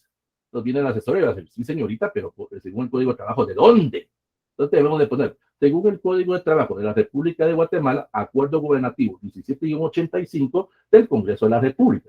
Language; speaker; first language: Spanish; native; Spanish